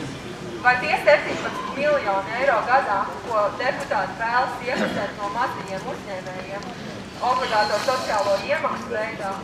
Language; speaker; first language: Latvian; native; Latvian